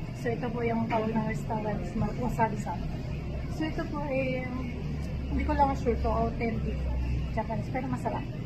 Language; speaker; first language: Filipino; non-native, local second language; Bikol